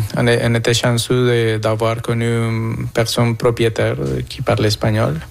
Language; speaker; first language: French; non-native, fluent; Spanish